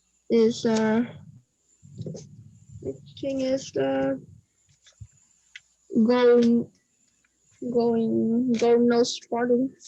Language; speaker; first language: English; non-native, learner; Vietnamese